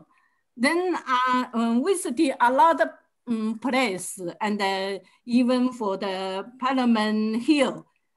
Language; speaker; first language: English; non-native, learner; Chinese